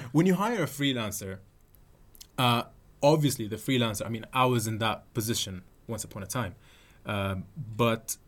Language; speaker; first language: English; non-native, fluent; Arabic